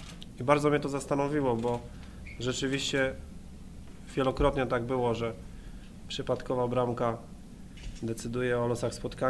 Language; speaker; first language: Polish; native; Polish